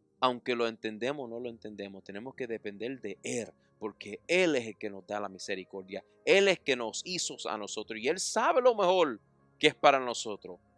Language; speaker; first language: Spanish; early bilingual, heritage; Spanish